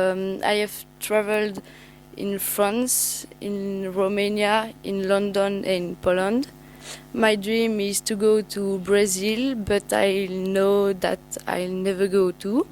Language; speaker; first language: English; non-native, learner; French